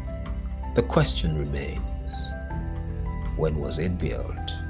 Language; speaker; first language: English; non-native, local second language; Esan